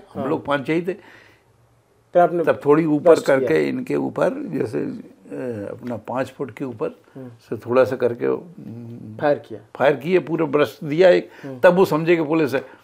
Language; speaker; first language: Hindi; native; Hindi